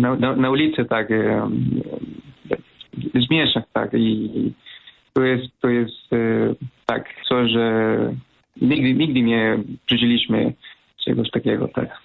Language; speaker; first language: Polish; non-native, fluent; Spanish